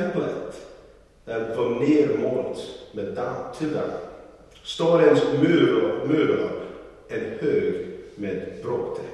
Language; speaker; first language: Swedish; non-native, learner; English